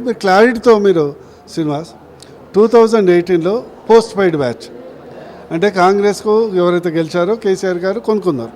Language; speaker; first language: Telugu; native; Telugu